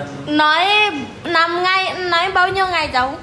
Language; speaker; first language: Vietnamese; non-native, learner; Javanese